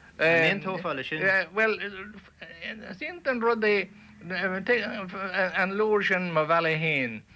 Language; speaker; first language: Irish; native; Irish